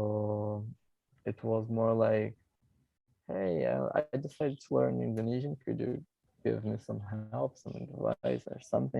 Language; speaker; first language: English; non-native, fluent; Portuguese